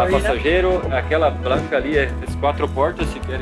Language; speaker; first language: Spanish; non-native, learner; Portuguese